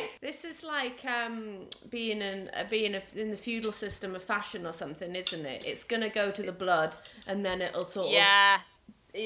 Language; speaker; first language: English; native; English